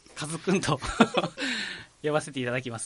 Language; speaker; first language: Japanese; native; Japanese